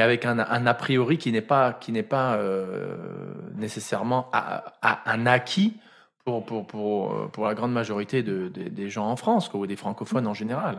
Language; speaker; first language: French; native; French